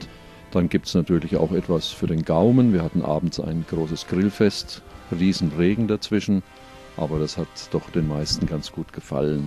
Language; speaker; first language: German; native; German